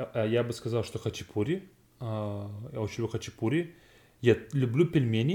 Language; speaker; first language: Russian; non-native, learner; English